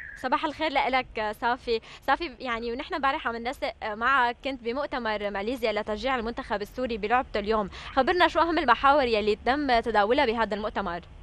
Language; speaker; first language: Arabic; native; Arabic